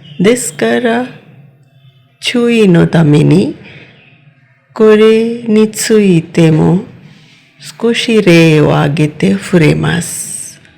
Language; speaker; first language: Japanese; non-native, fluent; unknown